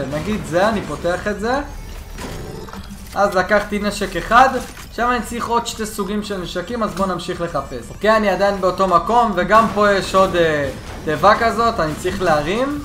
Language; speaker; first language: Hebrew; native; Hebrew